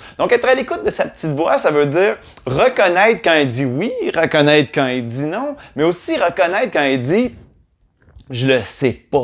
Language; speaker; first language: French; native; French